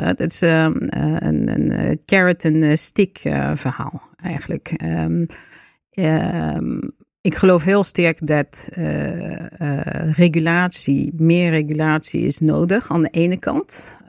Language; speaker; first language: Dutch; non-native, fluent; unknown